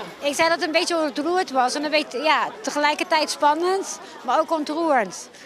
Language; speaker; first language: Dutch; early bilingual, other home language; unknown